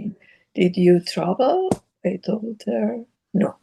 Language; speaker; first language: English; non-native, learner; Persian